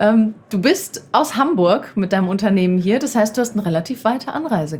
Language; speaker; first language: German; native; German